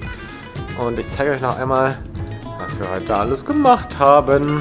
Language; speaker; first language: German; native; German